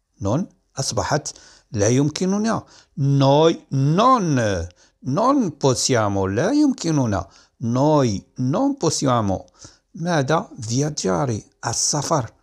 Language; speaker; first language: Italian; non-native, fluent; Arabic